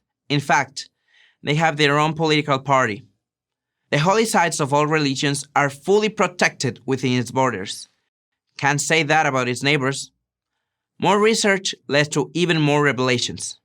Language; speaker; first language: English; non-native, fluent; Spanish